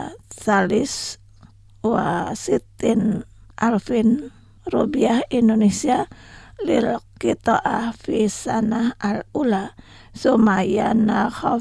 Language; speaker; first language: Arabic; non-native, fluent; Indonesian